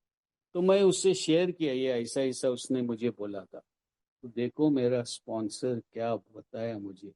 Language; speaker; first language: Hindi; non-native, local second language; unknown